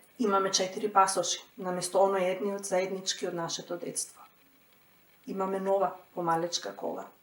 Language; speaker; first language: Macedonian; native; Macedonian